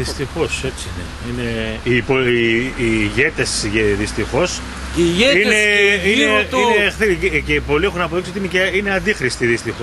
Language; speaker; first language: Greek; native; Greek